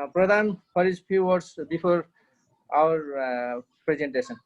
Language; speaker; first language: English; non-native, local second language; Nepali